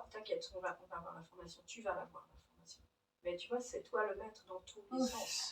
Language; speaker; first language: French; native; French